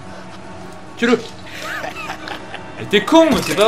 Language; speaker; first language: French; native; French